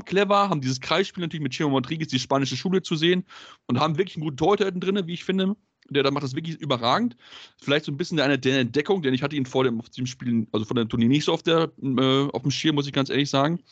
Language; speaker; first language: German; native; German